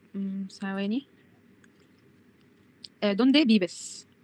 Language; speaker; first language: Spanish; non-native, fluent; Arabic